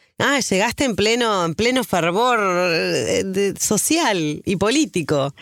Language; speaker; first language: Spanish; native; Spanish